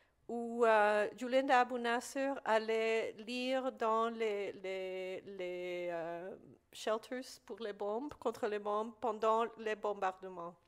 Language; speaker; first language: French; non-native, fluent; Spanish